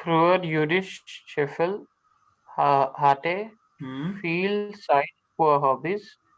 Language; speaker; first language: German; non-native, learner; Urdu